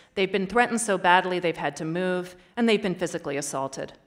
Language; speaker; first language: English; native; English